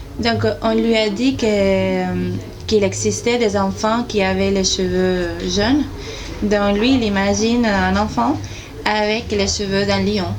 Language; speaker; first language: French; non-native, fluent; Spanish